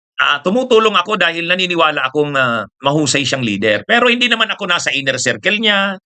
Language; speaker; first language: Filipino; non-native, local second language; Bikol